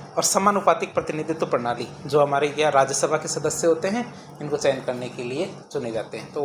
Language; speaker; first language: Hindi; native; Hindi